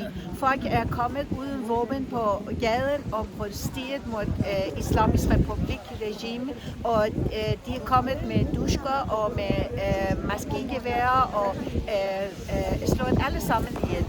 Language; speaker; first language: Danish; non-native, fluent; Persian